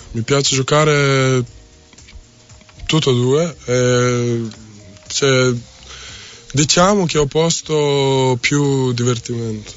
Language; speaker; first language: Italian; non-native, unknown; Serbian